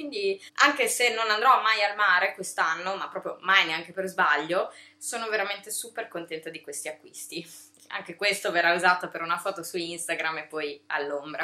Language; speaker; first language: Italian; native; Italian